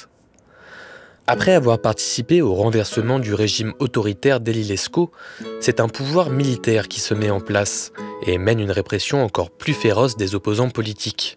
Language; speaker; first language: French; native; French